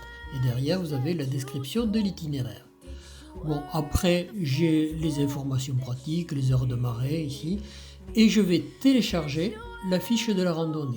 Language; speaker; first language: French; native; French